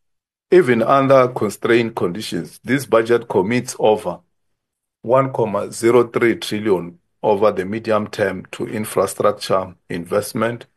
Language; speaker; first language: English; non-native, local second language; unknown